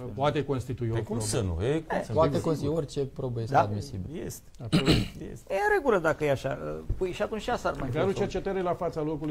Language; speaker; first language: Romanian; native; Romanian